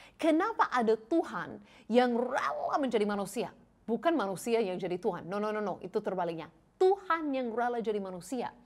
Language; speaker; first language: Indonesian; non-native, fluent; English